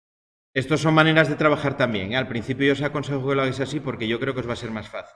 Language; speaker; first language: Spanish; native; Spanish